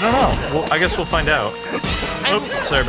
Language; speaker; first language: English; native; English